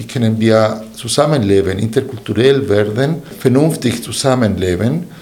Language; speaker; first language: German; non-native, fluent; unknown